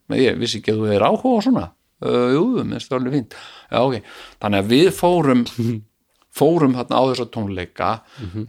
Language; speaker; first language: Icelandic; native; Icelandic